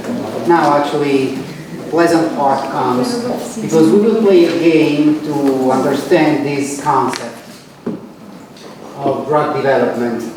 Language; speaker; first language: English; non-native, fluent; Italian